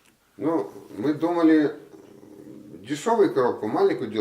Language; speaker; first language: Russian; non-native, learner; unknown